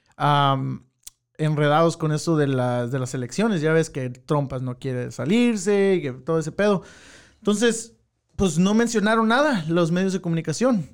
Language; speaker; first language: Spanish; early bilingual, heritage; Spanish